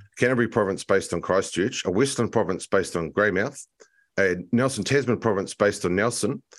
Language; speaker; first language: English; native; English